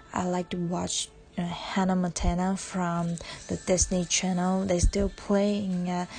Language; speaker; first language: English; non-native, learner; Chinese